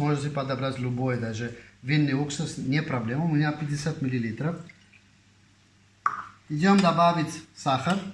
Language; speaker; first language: Russian; non-native, fluent; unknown